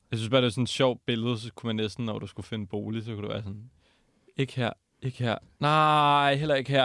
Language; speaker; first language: Danish; native; Danish